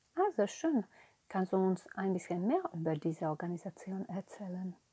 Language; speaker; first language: German; non-native, fluent; Slovak